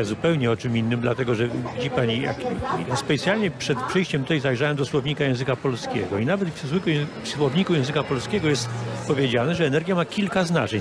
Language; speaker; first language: Polish; native; Polish